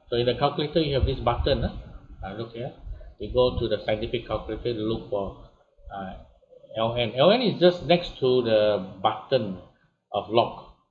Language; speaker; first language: English; non-native, local second language; Malay